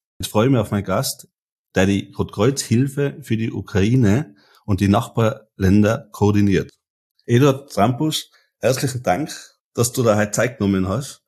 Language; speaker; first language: German; native; German